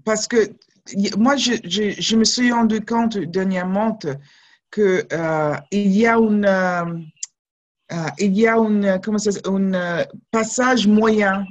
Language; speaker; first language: French; non-native, fluent; English